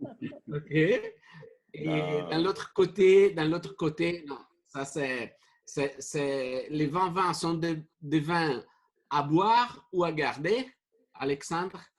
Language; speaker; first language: French; non-native, fluent; Italian